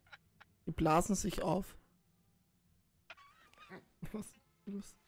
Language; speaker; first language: German; native; German